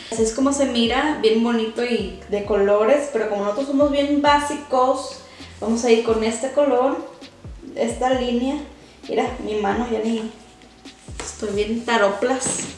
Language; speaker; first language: Spanish; early bilingual, heritage; Spanish